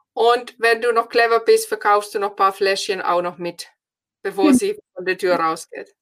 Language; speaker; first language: German; non-native, fluent; Finnish